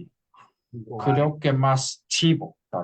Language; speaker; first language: Spanish; non-native, learner; English